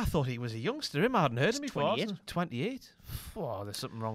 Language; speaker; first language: English; native; English